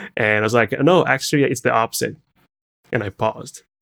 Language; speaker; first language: English; non-native, fluent; Portuguese